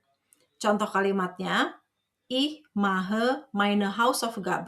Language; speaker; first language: German; non-native, fluent; Indonesian